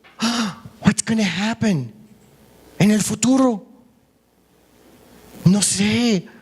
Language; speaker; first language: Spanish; non-native, learner; English